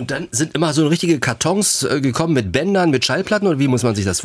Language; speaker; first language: German; native; German